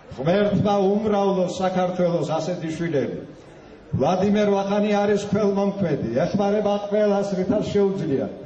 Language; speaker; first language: Georgian; native; Georgian